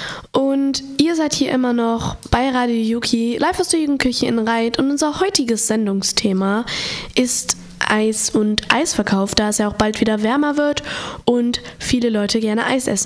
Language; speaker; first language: German; native; German